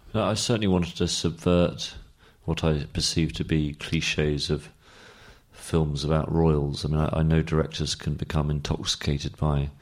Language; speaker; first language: English; native; English